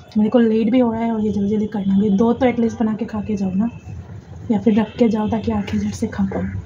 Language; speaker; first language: Hindi; non-native, local second language; Bangla